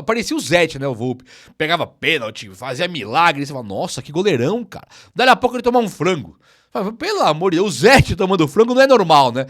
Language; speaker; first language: Portuguese; native; Portuguese